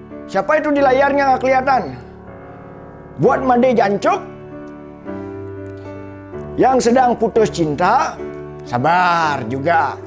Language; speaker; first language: Indonesian; non-native, local second language; Balinese